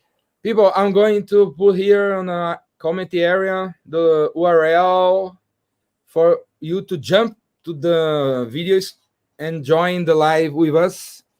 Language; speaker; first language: English; non-native, fluent; Portuguese